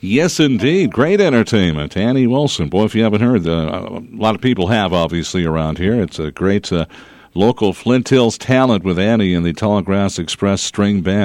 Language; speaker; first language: English; native; English